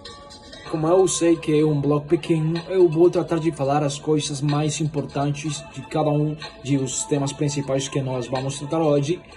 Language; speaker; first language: Portuguese; non-native, fluent; Spanish